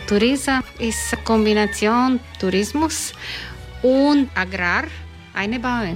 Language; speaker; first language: German; non-native, learner; Croatian